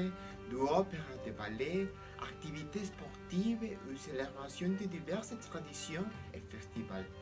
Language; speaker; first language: French; non-native, learner; Spanish